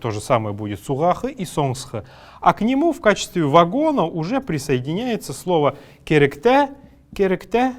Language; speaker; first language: Russian; native; Russian